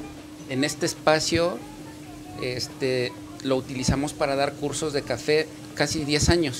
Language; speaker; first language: Spanish; native; Spanish